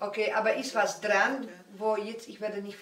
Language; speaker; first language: German; non-native, learner; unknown